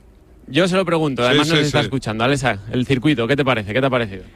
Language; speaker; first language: Spanish; native; Spanish